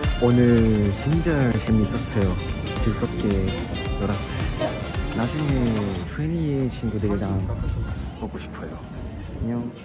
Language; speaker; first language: Korean; non-native, learner; Thai